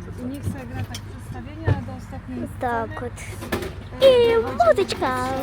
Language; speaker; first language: Polish; non-native, learner; Ukrainian